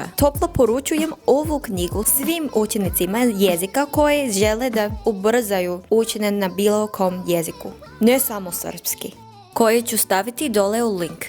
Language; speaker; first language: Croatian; non-native, learner; English